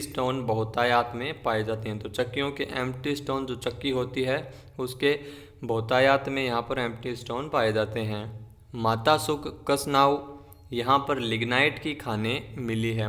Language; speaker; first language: Hindi; native; Hindi